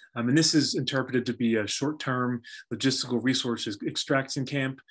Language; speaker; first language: English; native; English